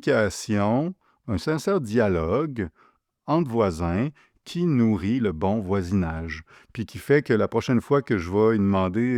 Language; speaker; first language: French; native; French